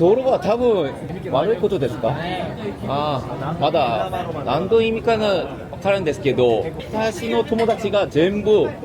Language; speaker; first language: Japanese; non-native, learner; Korean